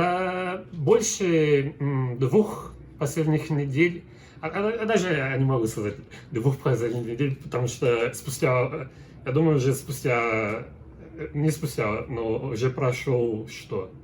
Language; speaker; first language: Russian; non-native, learner; Portuguese